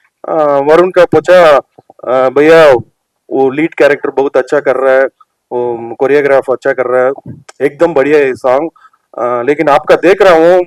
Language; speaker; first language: Hindi; non-native, local second language; Telugu